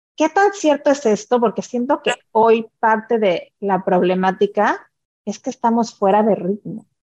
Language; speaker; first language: Spanish; native; Spanish